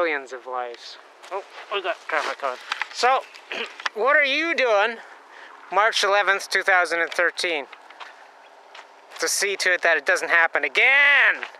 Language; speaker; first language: English; native; English